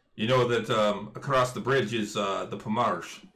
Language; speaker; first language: English; native; English